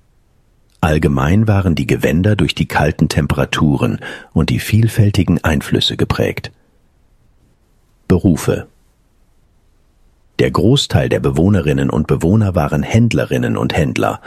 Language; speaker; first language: German; native; German